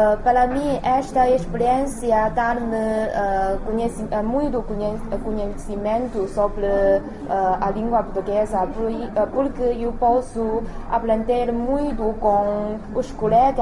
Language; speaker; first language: Portuguese; non-native, learner; Chinese